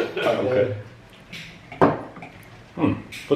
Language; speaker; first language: Chinese; non-native, learner; Finnish